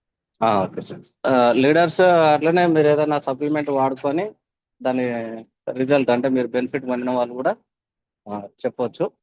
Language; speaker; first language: Telugu; native; Telugu